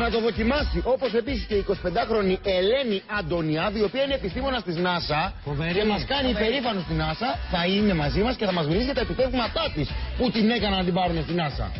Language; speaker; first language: Greek; native; Greek